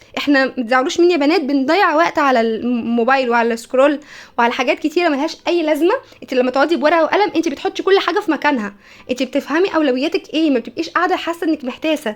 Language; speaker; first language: Arabic; native; Arabic